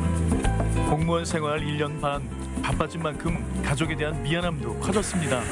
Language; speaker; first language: Korean; native; Korean